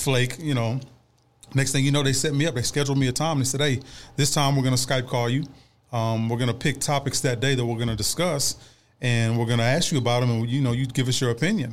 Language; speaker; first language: English; native; English